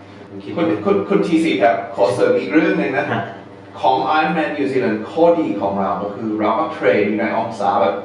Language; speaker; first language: Thai; non-native, fluent; English